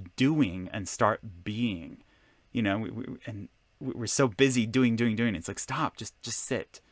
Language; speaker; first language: English; non-native, fluent; Hebrew